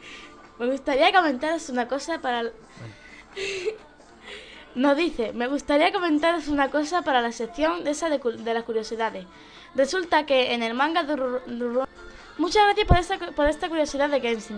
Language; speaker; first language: Spanish; native; Spanish